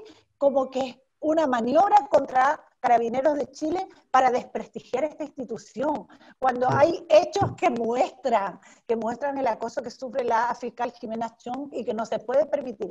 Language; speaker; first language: Spanish; native; Spanish